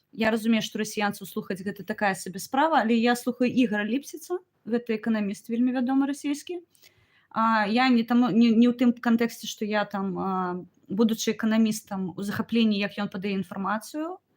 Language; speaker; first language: Belarusian; non-native, local second language; Ukrainian